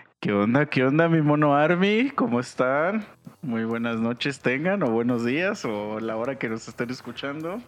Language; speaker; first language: Spanish; native; Spanish